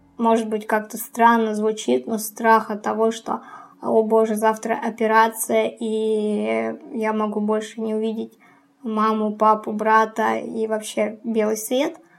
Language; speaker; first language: Russian; native; Russian